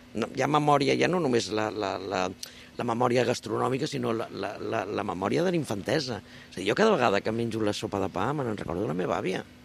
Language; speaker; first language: Catalan; native; Catalan